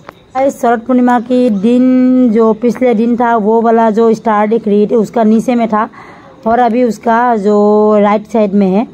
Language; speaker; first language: Hindi; non-native, local second language; Assamese